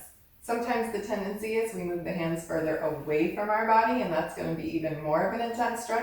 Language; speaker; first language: English; native; English